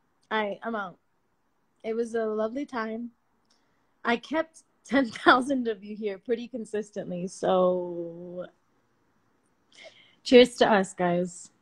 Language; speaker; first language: English; early bilingual, other home language; Spanish